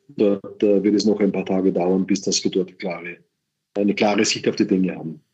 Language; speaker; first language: German; native; German